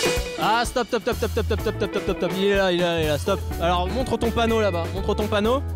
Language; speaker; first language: French; native; French